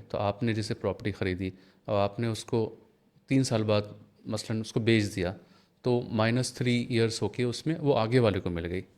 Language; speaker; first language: Hindi; native; Hindi